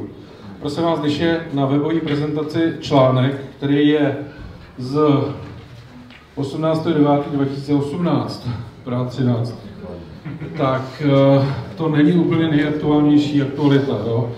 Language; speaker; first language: Czech; native; Czech